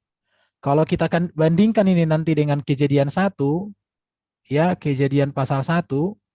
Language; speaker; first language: Indonesian; native; Indonesian